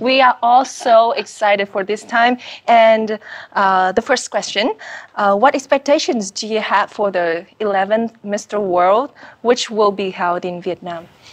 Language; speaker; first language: English; non-native, fluent; Vietnamese